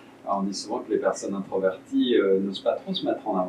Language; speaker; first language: French; native; French